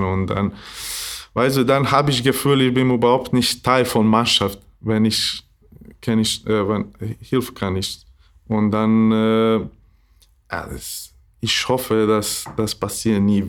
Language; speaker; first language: German; non-native, learner; Bosnian